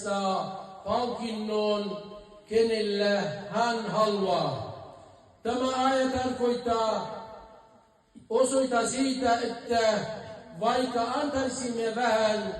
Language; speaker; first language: Finnish; non-native, fluent; Arabic